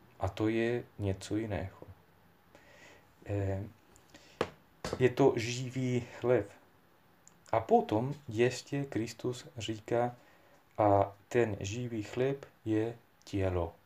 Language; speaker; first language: Czech; non-native, fluent; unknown